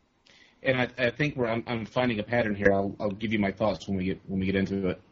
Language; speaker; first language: English; native; English